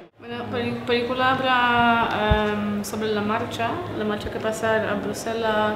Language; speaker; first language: Spanish; non-native, learner; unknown